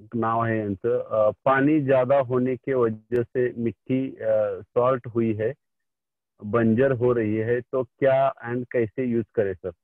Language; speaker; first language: Hindi; non-native, local second language; Marathi